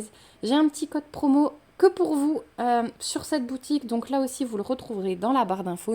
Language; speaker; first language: French; native; French